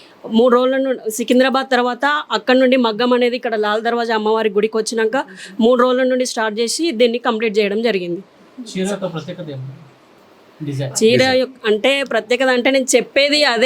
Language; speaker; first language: Telugu; native; Telugu